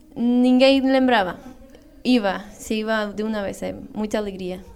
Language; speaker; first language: Portuguese; non-native, learner; Spanish